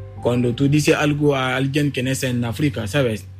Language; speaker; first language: Spanish; non-native, learner; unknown